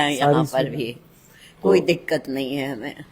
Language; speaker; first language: Hindi; native; Hindi